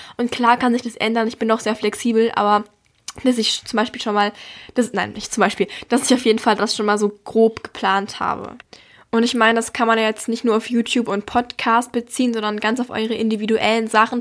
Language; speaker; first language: German; native; German